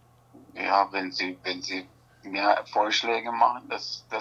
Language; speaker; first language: German; non-native, learner; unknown